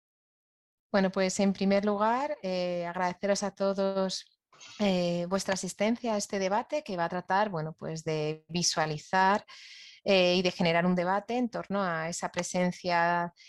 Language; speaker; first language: Spanish; native; Spanish